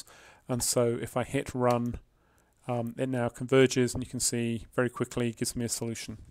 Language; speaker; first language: English; native; English